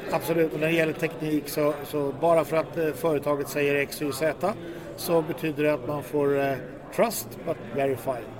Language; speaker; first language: Swedish; native; Swedish